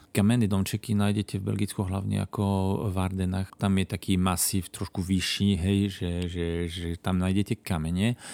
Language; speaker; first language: Slovak; non-native, fluent; French